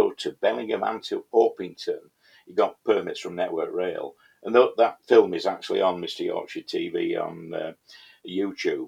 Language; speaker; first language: English; native; English